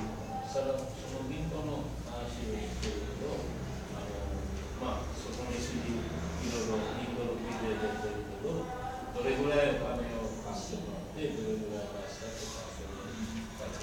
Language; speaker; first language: Japanese; non-native, learner; Bangla